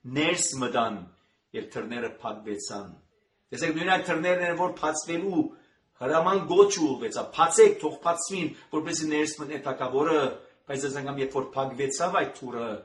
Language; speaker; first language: Armenian; native; Armenian